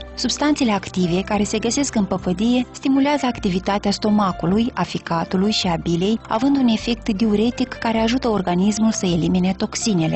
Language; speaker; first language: Romanian; native; Romanian